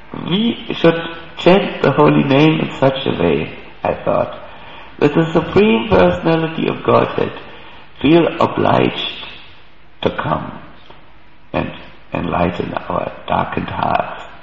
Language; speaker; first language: English; non-native, fluent; German